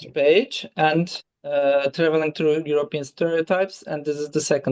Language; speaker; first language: English; non-native, fluent; Turkish